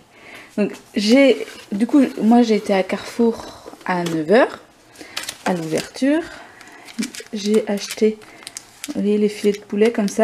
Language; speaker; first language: French; native; French